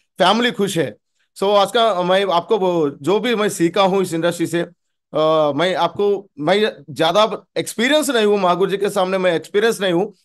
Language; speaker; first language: Hindi; non-native, local second language; Telugu